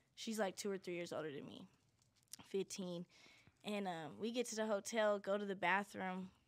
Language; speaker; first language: English; native; English